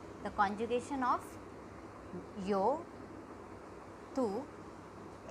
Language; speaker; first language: Spanish; non-native, learner; Hindi